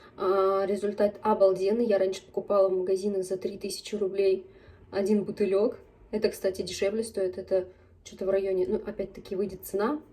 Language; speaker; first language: Russian; native; Russian